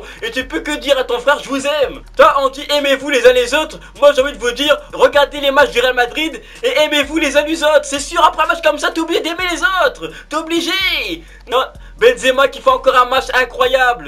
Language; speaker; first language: French; native; French